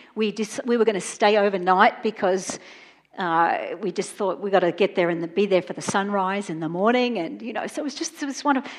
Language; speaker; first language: English; native; English